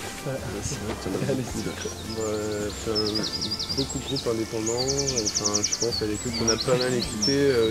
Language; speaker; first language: French; native; French